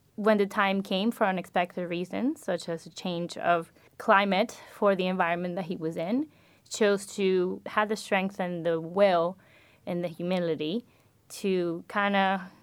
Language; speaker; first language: English; non-native, fluent; Spanish